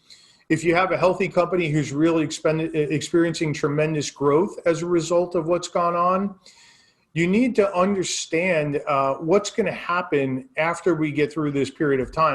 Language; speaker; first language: English; native; English